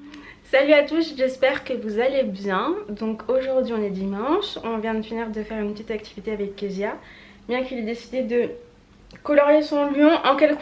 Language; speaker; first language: French; native; French